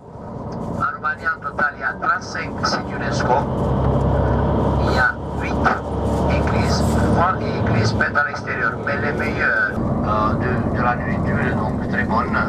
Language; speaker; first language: French; non-native, fluent; Romanian